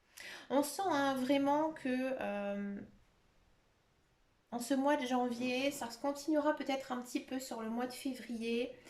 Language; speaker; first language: French; native; French